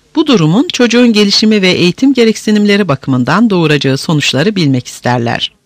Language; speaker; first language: Turkish; native; Turkish